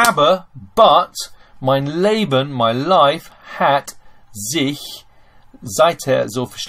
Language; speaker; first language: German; non-native, fluent; English